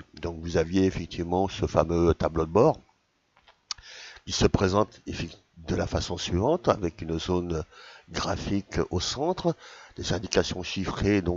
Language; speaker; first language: French; native; French